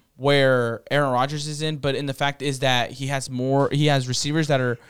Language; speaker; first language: English; early bilingual, other home language; Spanish